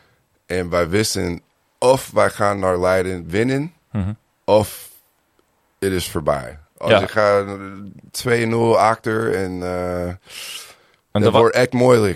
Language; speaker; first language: Dutch; non-native, learner; English